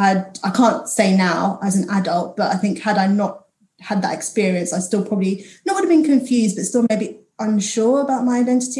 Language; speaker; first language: English; native; English